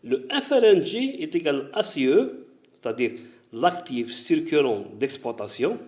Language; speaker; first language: French; non-native, local second language; Arabic